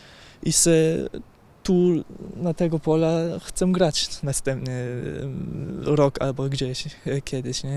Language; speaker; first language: Polish; early bilingual, heritage; German